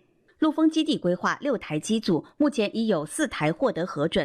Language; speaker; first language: Chinese; native; Chinese